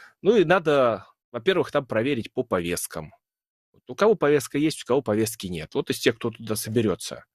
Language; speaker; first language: Russian; native; Russian